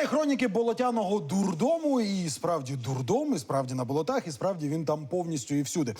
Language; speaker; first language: Ukrainian; native; Ukrainian